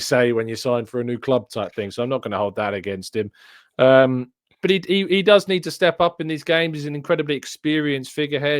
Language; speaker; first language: English; native; English